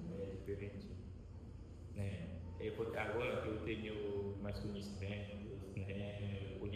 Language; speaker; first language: Portuguese; non-native, fluent; Haitian Creole